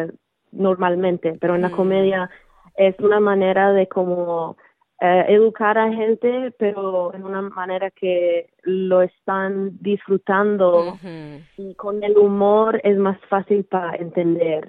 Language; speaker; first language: Spanish; early bilingual, heritage; Spanish